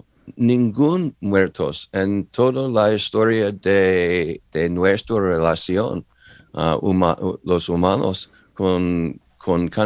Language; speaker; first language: Spanish; non-native, learner; English